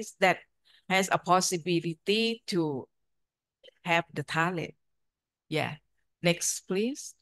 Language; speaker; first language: English; non-native, fluent; Thai